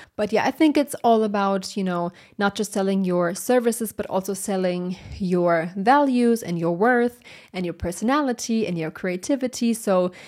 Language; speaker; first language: English; non-native, fluent; German